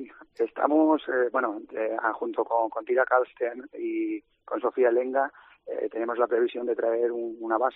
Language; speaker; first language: Spanish; native; Spanish